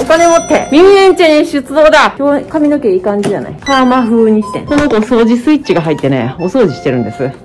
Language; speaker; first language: Japanese; native; Japanese